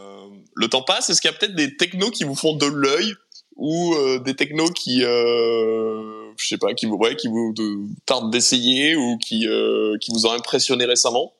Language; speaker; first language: French; native; French